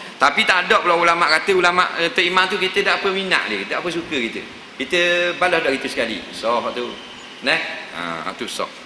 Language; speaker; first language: Malay; native; Malay